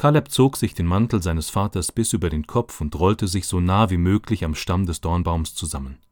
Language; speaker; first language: German; native; German